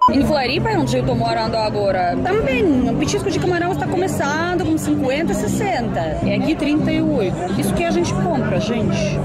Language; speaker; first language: Portuguese; non-native, fluent; Russian